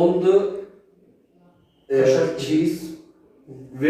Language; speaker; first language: English; non-native, learner; Turkish